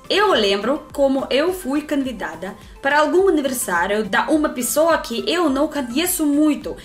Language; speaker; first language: Portuguese; non-native, fluent; Russian